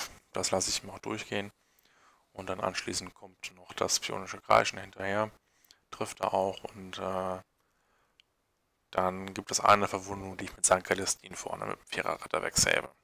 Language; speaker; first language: German; native; German